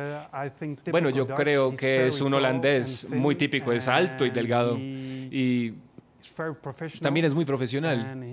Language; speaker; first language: Spanish; non-native, fluent; Dutch